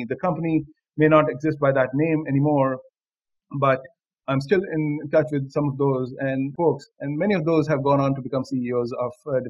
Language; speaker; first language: English; non-native, local second language; Hindi